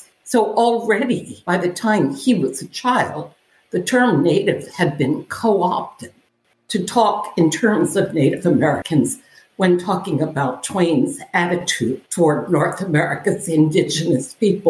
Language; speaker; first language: English; native; English